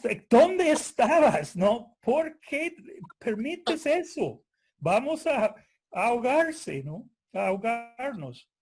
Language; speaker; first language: Spanish; non-native, fluent; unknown